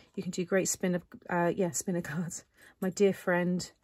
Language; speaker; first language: English; native; English